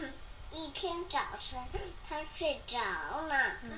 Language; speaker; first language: Chinese; native; Chinese